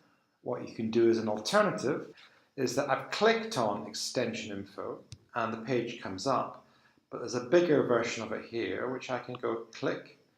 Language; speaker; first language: English; native; English